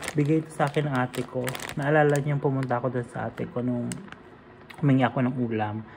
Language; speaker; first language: Filipino; native; Filipino